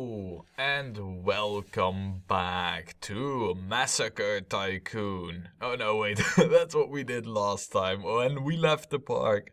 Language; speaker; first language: English; non-native, fluent; Dutch